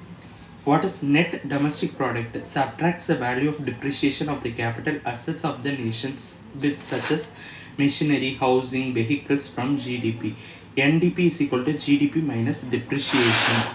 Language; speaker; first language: English; non-native, local second language; Tamil